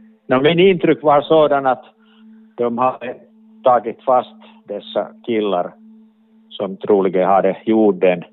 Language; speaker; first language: Swedish; non-native, local second language; Finnish